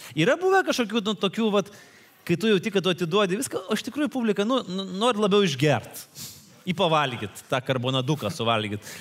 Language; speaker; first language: Lithuanian; native; Lithuanian